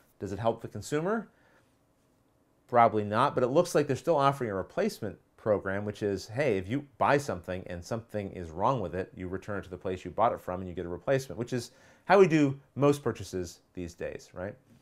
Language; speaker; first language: English; native; English